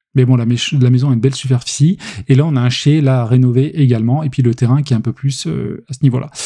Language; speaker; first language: French; native; French